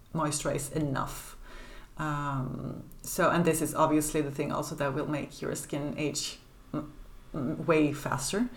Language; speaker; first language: English; non-native, fluent; Swedish